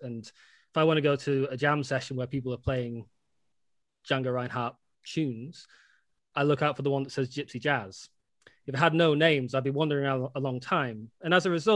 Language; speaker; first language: English; native; English